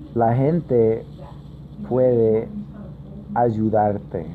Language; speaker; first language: Spanish; non-native, learner; English